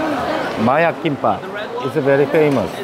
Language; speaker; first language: English; non-native, learner; Korean